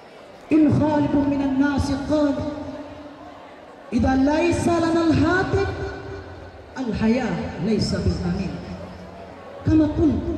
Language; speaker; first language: Arabic; non-native, learner; Achinese